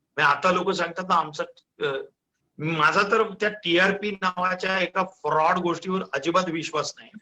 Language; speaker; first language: Marathi; non-native, local second language; Gujarati